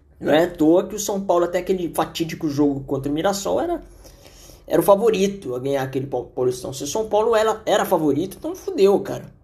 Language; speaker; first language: Portuguese; native; Portuguese